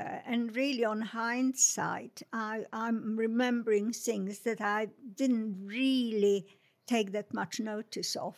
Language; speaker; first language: English; non-native, fluent; Polish